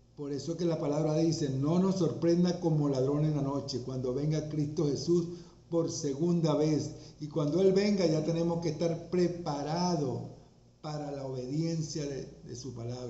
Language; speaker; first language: Spanish; native; Spanish